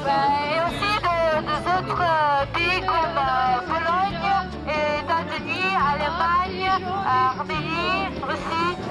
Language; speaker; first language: French; non-native, learner; Spanish